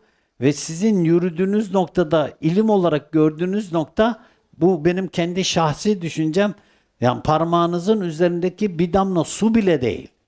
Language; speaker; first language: Turkish; native; Turkish